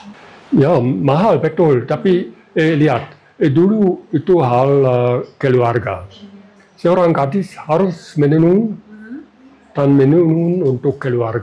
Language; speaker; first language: Indonesian; non-native, fluent; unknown